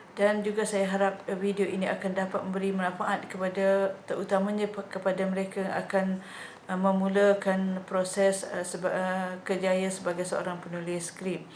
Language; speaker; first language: Malay; early bilingual, heritage; Malay